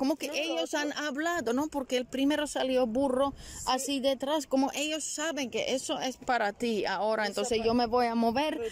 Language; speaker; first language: Spanish; non-native, learner; Finnish